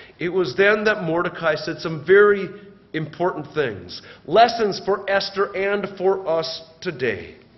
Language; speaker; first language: English; native; English